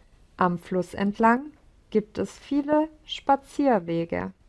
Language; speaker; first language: German; non-native, learner; English